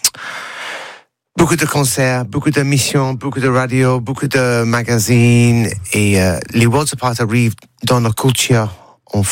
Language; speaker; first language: French; non-native, learner; English